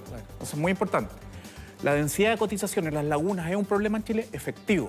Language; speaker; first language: Spanish; native; Spanish